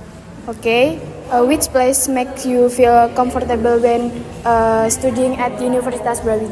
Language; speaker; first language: English; non-native, learner; Indonesian